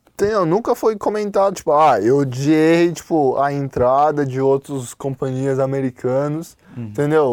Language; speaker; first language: Portuguese; non-native, fluent; Chinese